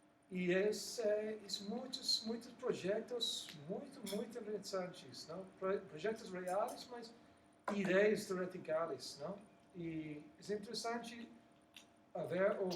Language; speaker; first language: Portuguese; non-native, learner; English